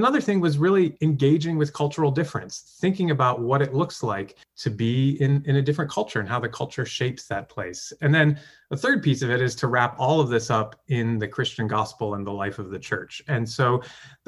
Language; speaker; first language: English; native; English